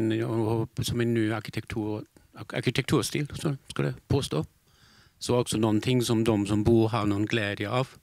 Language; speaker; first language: Swedish; non-native, fluent; German